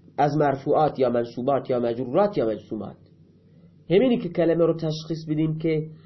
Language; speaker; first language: Persian; non-native, local second language; Baluchi